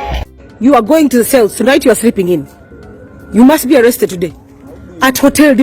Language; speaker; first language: English; non-native, local second language; Ganda